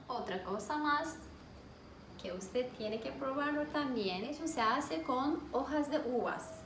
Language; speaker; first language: Spanish; non-native, learner; Turkish